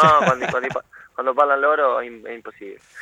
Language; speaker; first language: Italian; non-native, learner; Spanish